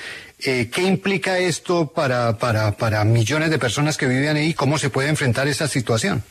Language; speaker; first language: Spanish; native; Spanish